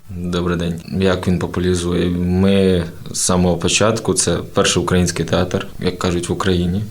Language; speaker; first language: Ukrainian; native; Ukrainian